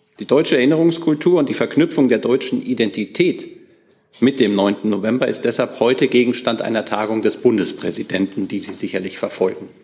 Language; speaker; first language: German; native; German